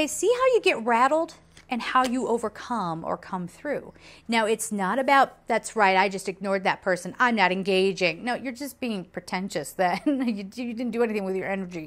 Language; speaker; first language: English; native; English